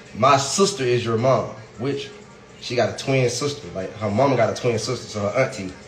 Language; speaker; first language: English; native; English